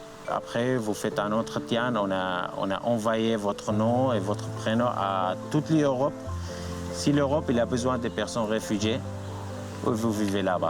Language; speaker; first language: French; non-native, learner; Arabic